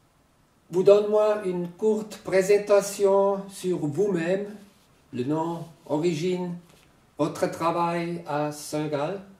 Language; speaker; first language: French; non-native, learner; German